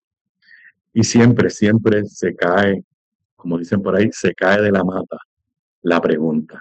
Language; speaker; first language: Spanish; native; Spanish